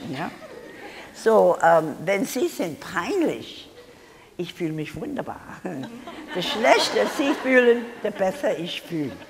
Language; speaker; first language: German; non-native, learner; English